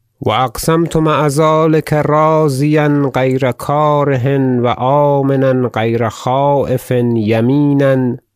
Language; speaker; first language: Arabic; non-native, fluent; Persian